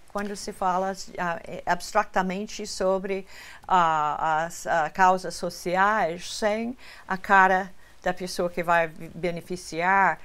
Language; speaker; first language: Portuguese; non-native, fluent; English